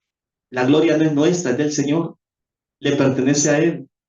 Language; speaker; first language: Spanish; native; Spanish